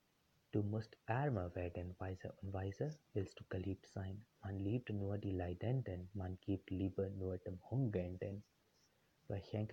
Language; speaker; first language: German; non-native, fluent; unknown